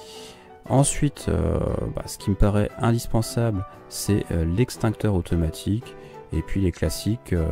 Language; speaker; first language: French; native; French